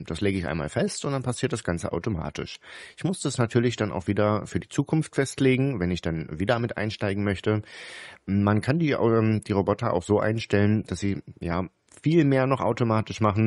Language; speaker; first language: German; native; German